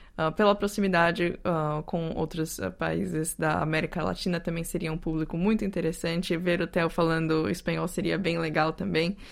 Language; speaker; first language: Portuguese; native; Portuguese